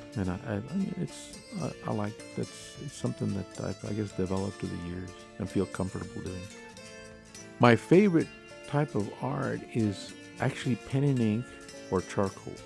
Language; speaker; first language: English; native; English